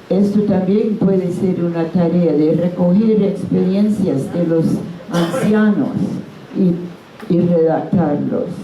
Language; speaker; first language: Spanish; non-native, fluent; English